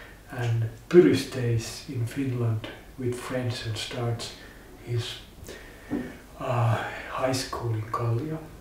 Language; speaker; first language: English; non-native, fluent; Finnish